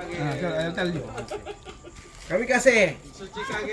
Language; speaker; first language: Korean; non-native, learner; Filipino